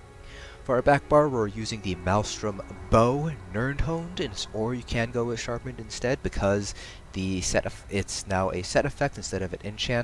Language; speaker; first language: English; native; English